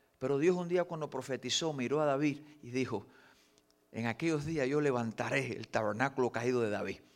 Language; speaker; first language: Spanish; native; Spanish